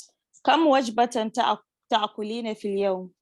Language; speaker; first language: Arabic; non-native, learner; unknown